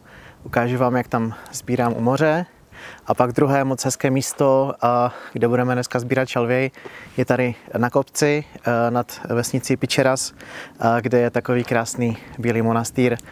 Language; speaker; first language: Czech; native; Czech